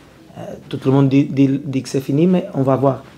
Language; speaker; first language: French; non-native, learner; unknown